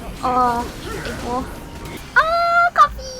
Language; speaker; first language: Korean; non-native, learner; Japanese